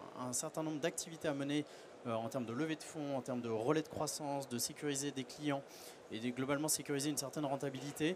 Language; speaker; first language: French; native; French